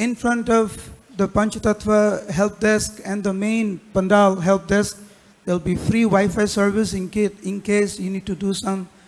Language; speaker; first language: English; non-native, local second language; Bangla